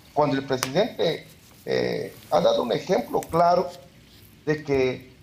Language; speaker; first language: Spanish; native; Spanish